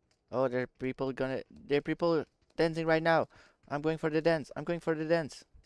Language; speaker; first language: English; non-native, fluent; French